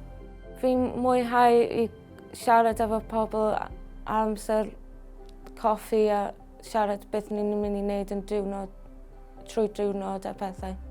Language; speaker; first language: Welsh; non-native, local second language; English